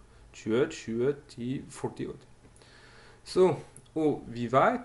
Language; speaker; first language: Norwegian; non-native, fluent; French